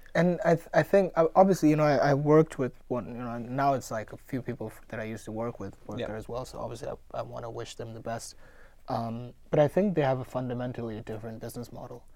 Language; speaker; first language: English; non-native, local second language; Gujarati